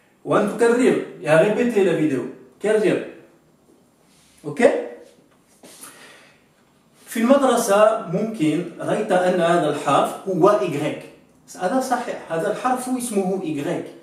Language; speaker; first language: Arabic; non-native, fluent; French